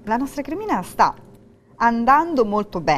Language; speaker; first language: Italian; native; Italian